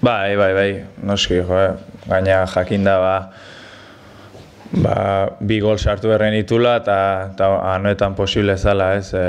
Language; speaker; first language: Basque; native; Basque